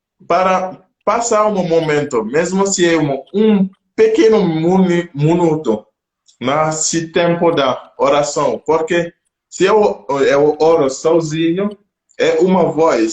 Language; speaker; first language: Portuguese; non-native, local second language; French